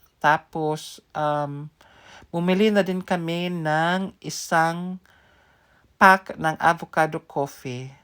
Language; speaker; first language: Filipino; native; Filipino